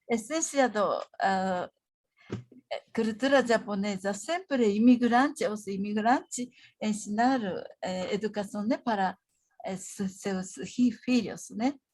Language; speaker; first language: Portuguese; non-native, learner; Japanese